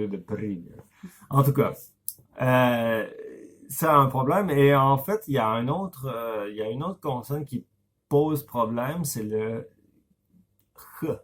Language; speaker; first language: French; native; French